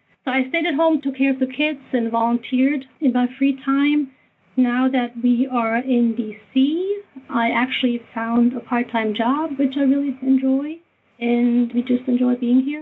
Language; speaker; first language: English; non-native, fluent; German